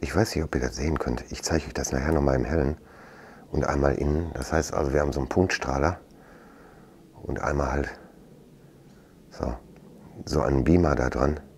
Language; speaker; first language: German; native; German